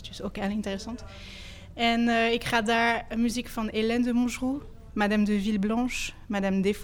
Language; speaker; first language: Dutch; non-native, fluent; French